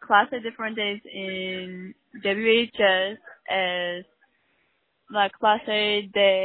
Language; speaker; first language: Spanish; non-native, learner; English